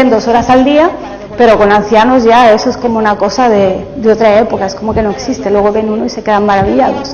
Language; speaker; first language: Spanish; native; Spanish